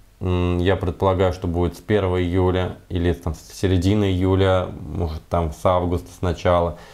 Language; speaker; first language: Russian; native; Russian